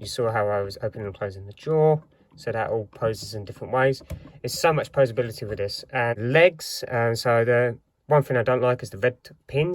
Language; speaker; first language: English; native; English